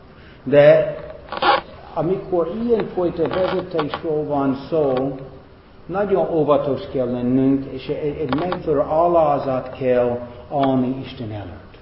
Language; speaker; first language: Hungarian; non-native, fluent; English